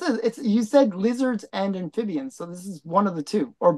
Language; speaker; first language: English; native; English